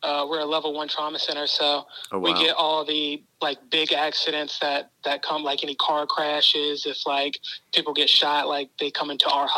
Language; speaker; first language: English; native; English